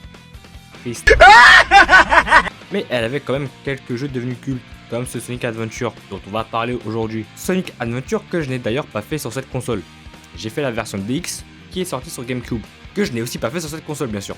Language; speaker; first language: French; native; French